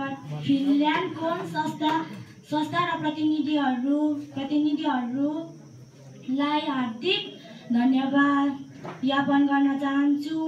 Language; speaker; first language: Nepali; native; Nepali